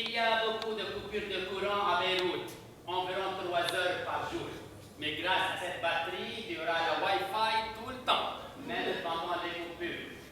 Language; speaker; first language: French; non-native, local second language; Arabic